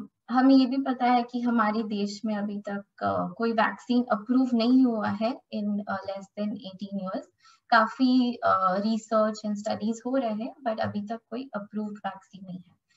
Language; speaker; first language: Hindi; non-native, learner; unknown